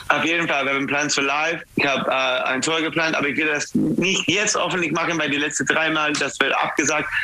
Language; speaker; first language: German; non-native, learner; English